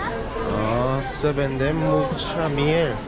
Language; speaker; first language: Spanish; non-native, learner; Korean